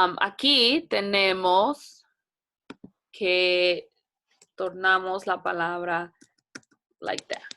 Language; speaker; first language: Spanish; non-native, fluent; English